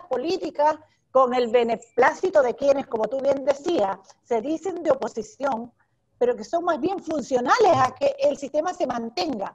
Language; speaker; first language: Spanish; native; Spanish